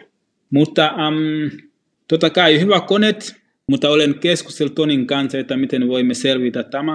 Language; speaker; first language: Finnish; non-native, fluent; Swahili